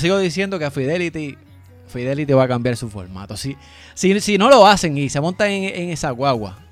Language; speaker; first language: Spanish; native; Spanish